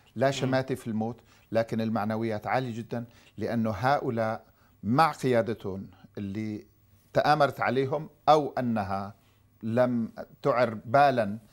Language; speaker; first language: Arabic; native; Arabic